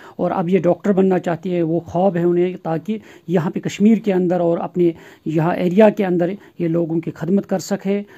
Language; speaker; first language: Hindi; non-native, local second language; Kashmiri